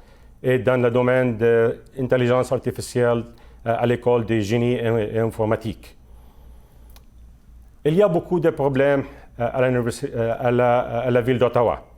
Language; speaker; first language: French; non-native, fluent; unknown